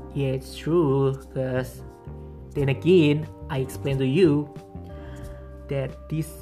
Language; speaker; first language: English; non-native, fluent; Indonesian